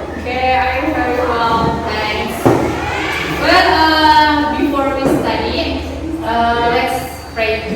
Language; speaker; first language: English; non-native, learner; Indonesian